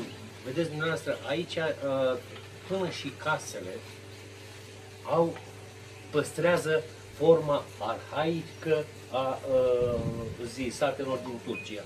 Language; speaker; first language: Romanian; non-native, local second language; Turkish